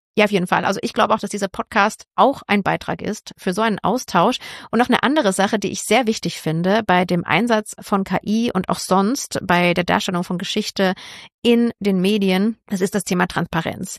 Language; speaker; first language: German; native; German